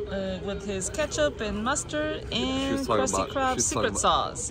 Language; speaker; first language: English; non-native, fluent; Portuguese